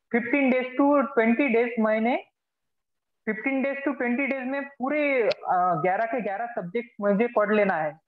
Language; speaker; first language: Hindi; non-native, local second language; Marathi